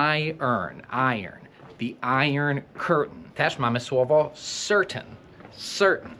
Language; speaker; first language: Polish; non-native, fluent; English